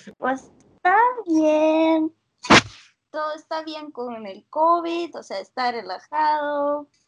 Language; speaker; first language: Spanish; non-native, fluent; Russian